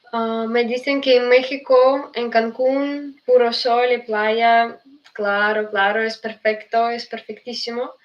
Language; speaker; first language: Spanish; non-native, fluent; Russian